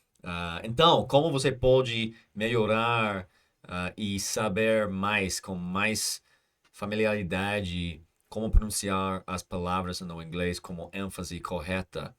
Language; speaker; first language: Portuguese; non-native, learner; English